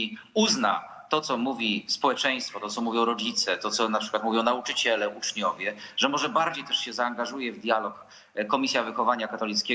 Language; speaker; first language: Polish; native; Polish